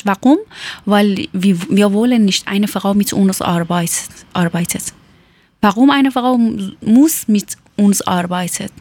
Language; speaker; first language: German; non-native, learner; Persian